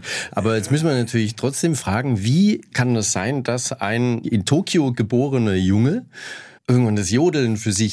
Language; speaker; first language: German; native; German